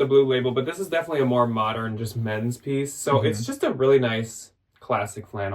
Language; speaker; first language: English; native; English